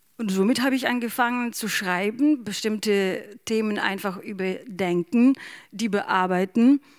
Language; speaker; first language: German; non-native, fluent; Ukrainian